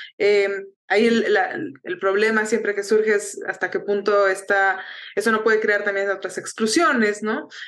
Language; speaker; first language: Spanish; native; Spanish